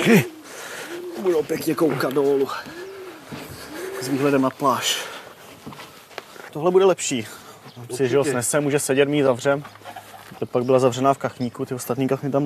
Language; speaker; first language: Czech; native; Czech